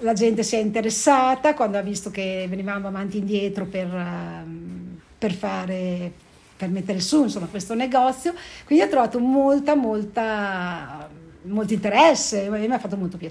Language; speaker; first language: Italian; native; Italian